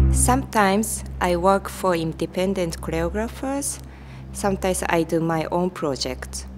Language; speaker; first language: English; non-native, fluent; Japanese